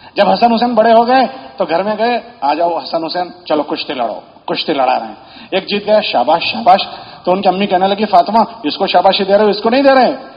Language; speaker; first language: Urdu; native; Urdu